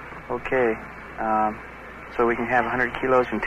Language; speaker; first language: English; native; English